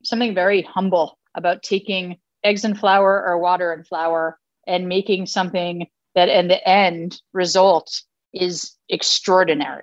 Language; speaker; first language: English; native; English